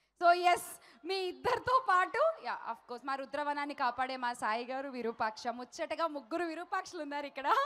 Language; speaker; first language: Telugu; native; Telugu